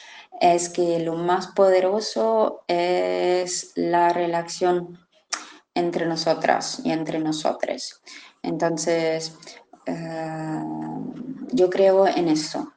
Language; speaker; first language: Spanish; non-native, fluent; Italian